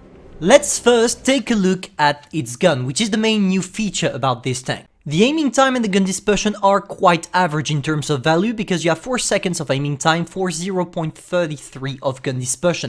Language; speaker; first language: English; non-native, fluent; French